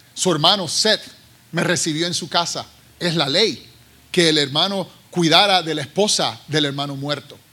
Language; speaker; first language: Spanish; native; Spanish